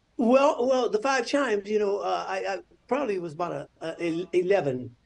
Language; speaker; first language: English; native; English